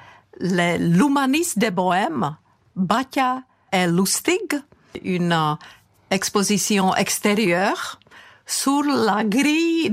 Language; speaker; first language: French; non-native, fluent; Czech